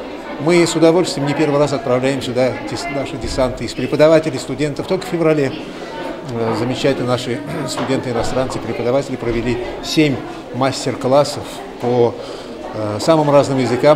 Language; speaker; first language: Russian; native; Russian